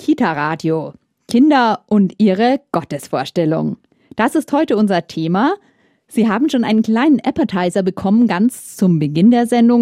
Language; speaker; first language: German; native; German